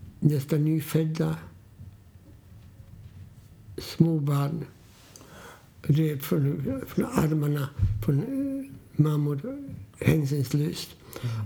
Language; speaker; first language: Swedish; non-native, fluent; Polish